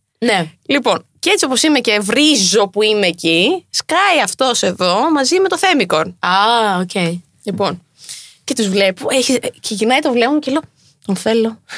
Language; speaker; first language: Greek; native; Greek